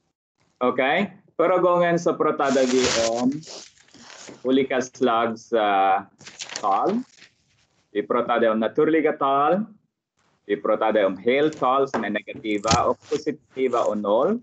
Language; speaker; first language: Swedish; non-native, fluent; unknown